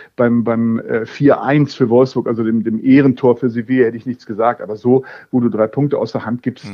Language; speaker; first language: German; native; German